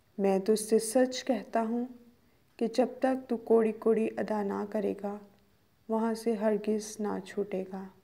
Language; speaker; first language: Urdu; non-native, local second language; Punjabi